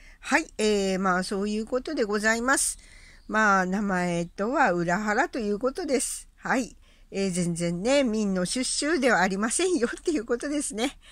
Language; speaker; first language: Japanese; native; Japanese